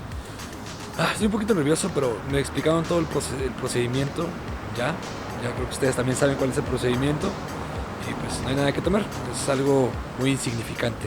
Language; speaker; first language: Spanish; native; Spanish